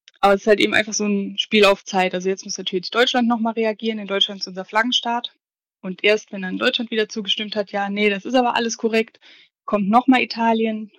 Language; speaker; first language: German; native; German